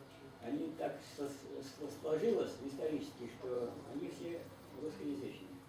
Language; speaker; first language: Russian; native; Russian